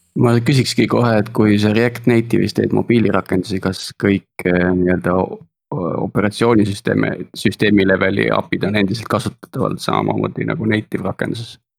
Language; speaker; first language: Estonian; native; Estonian